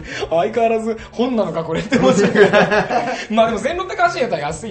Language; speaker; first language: Japanese; native; Japanese